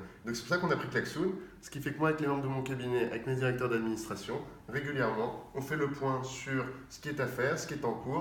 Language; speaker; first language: French; native; French